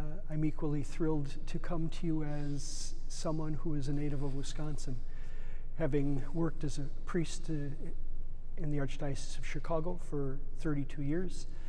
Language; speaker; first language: English; native; English